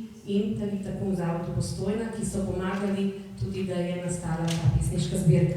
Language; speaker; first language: Slovenian; native; Slovenian